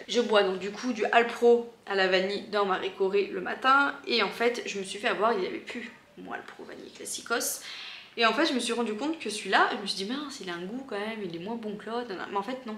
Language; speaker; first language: French; native; French